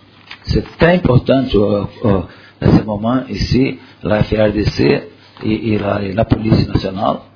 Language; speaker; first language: French; non-native, learner; Portuguese